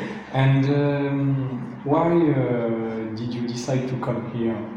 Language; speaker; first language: English; non-native, learner; French